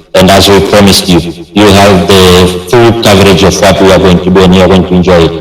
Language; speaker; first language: English; non-native, local second language; Swahili